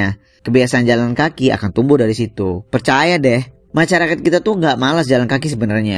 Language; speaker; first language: Indonesian; native; Indonesian